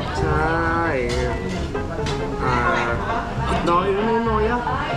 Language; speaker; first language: Korean; non-native, learner; Thai